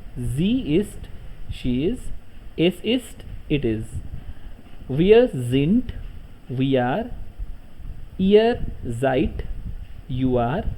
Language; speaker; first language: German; non-native, learner; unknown